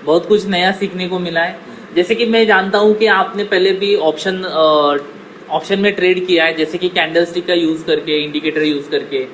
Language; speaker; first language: Hindi; non-native, local second language; Marathi